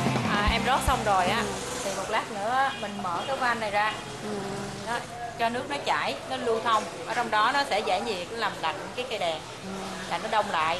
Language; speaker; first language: Vietnamese; native; Vietnamese